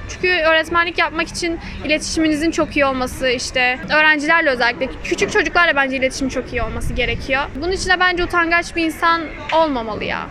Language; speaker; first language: Turkish; native; Turkish